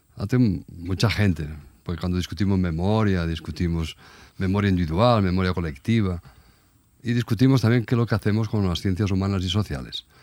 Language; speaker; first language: Spanish; native; Spanish